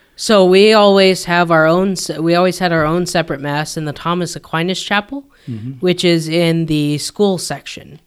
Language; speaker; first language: English; native; English